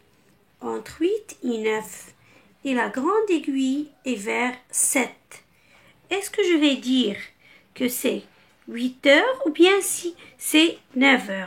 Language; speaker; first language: French; non-native, local second language; Arabic